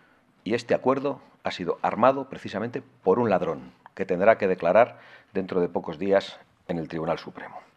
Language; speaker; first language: Spanish; native; Spanish